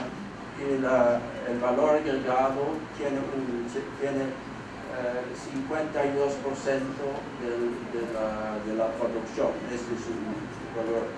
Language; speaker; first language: Spanish; non-native, fluent; Dutch